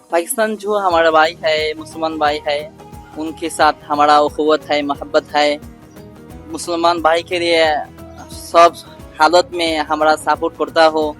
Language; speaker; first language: Hindi; non-native, learner; Bangla